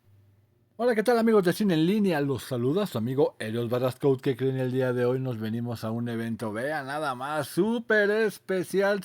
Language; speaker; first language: Spanish; native; Spanish